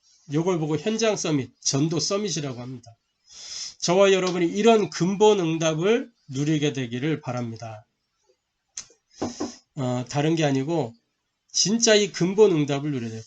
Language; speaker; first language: Korean; native; Korean